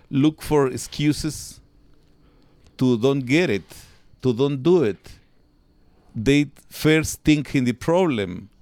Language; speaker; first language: English; non-native, learner; Spanish